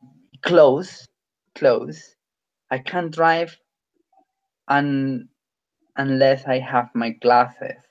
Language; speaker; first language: English; non-native, fluent; Spanish